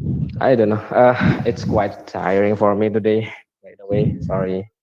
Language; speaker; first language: English; non-native, learner; Indonesian